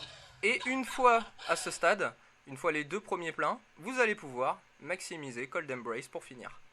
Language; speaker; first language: French; native; French